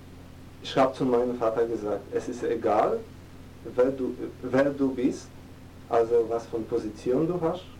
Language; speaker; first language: German; non-native, fluent; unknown